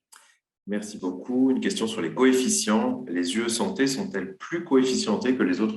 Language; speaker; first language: French; native; French